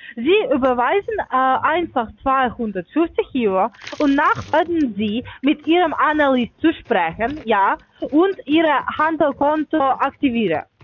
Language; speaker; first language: German; non-native, learner; Russian